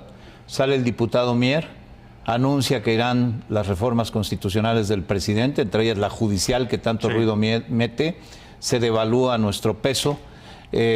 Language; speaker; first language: Spanish; native; Spanish